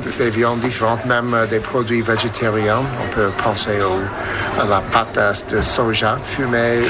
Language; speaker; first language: French; non-native, fluent; English